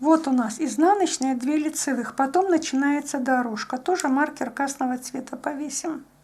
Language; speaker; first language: Russian; native; Russian